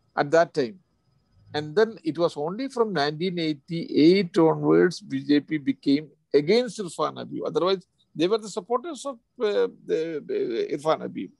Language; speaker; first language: English; non-native, local second language; Malayalam